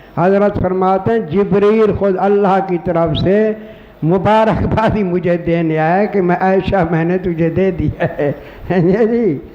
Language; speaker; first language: Urdu; non-native, local second language; Saraiki